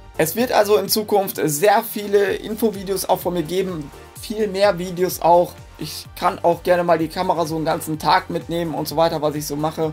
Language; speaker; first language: German; native; German